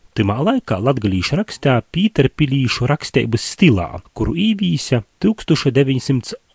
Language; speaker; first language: Latvian; native; Latvian